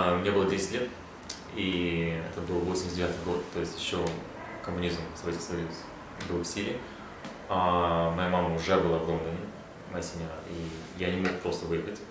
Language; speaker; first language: Russian; non-native, fluent; Lithuanian